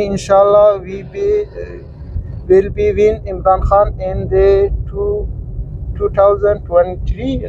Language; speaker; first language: English; non-native, learner; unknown